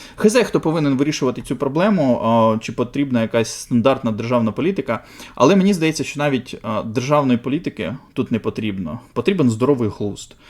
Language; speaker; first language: Ukrainian; native; Ukrainian